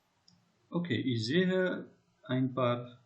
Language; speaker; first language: German; non-native, learner; Hindi